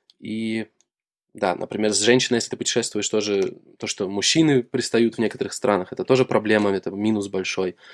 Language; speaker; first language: Russian; native; Russian